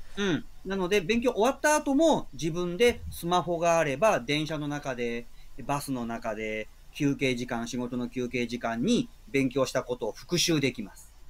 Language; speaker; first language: Japanese; native; Japanese